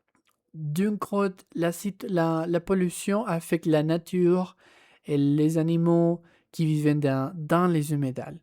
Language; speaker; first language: French; non-native, learner; Spanish